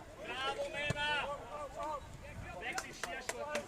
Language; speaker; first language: German; native; German